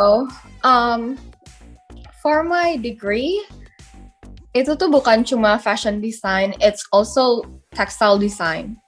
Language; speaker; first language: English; non-native, fluent; Indonesian